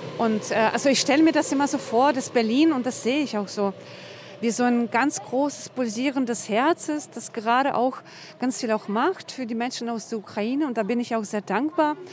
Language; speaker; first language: German; non-native, fluent; Ukrainian